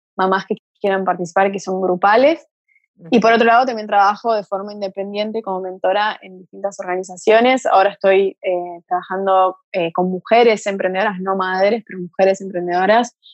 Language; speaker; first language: Spanish; early bilingual, other home language; Portuguese